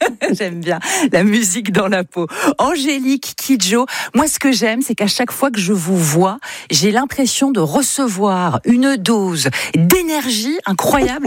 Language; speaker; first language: French; native; French